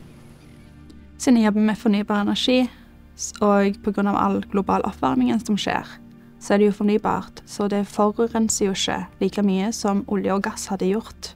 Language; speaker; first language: Norwegian; early bilingual, other home language; Bosnian